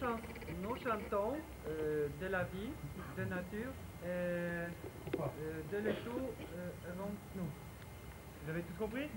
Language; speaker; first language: French; non-native, learner; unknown